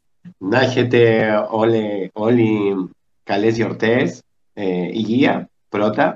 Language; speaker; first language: Greek; early bilingual, heritage; Spanish